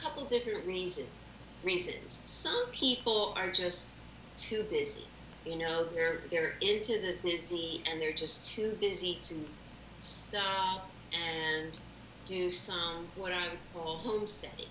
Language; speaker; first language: English; native; English